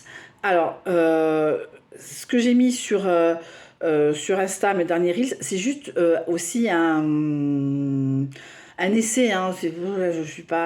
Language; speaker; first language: French; native; French